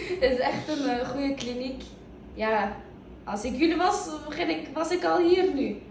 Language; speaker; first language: Dutch; early bilingual, other home language; Turkish